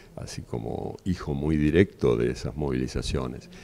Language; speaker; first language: Spanish; native; Spanish